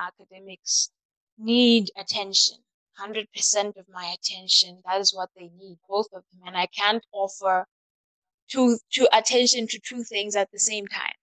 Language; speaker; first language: English; non-native, local second language; Southern Sotho